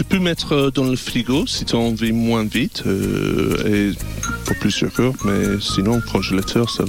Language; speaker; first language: French; non-native, learner; English